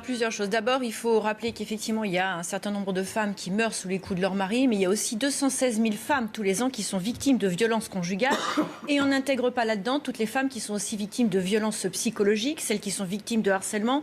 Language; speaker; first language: French; native; French